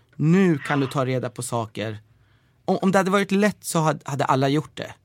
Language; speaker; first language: Swedish; early bilingual, other home language; Persian